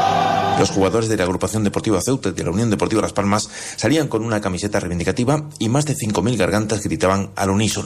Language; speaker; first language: Spanish; native; Spanish